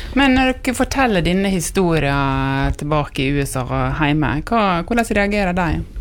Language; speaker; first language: Norwegian; native; Norwegian